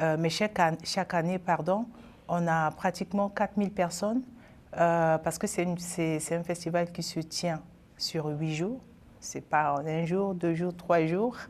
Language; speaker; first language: French; non-native, local second language; Sango